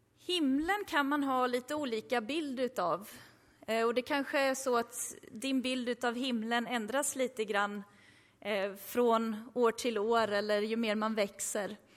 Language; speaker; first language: Swedish; early bilingual, other home language; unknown